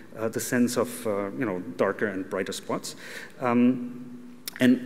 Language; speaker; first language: English; non-native, fluent; German